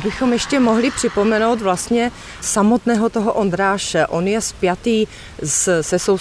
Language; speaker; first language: Czech; native; Czech